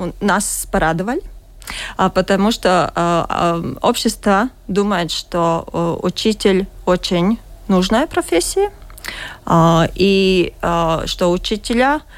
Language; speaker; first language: Russian; non-native, learner; Latvian